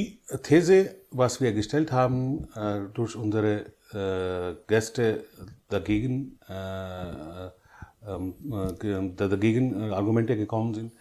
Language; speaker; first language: German; non-native, learner; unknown